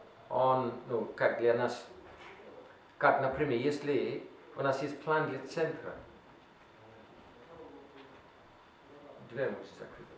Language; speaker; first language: Russian; non-native, learner; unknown